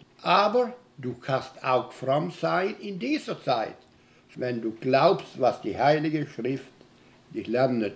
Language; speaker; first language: German; early bilingual, heritage; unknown